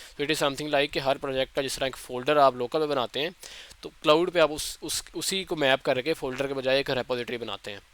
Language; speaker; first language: Urdu; native; Urdu